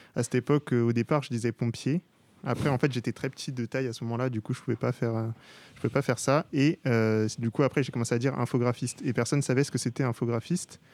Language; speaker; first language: French; native; French